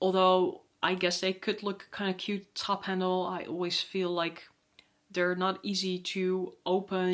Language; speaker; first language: English; non-native, fluent; Dutch